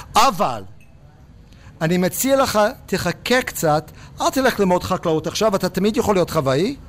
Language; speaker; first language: Hebrew; non-native, fluent; English